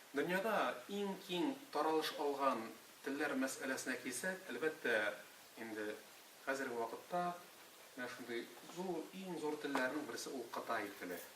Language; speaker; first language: Tatar; native; Tatar